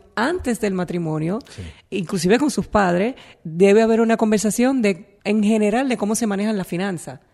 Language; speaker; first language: Spanish; native; Spanish